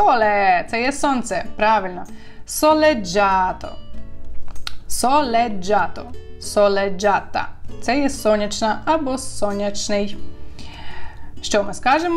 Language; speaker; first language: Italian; non-native, fluent; Ukrainian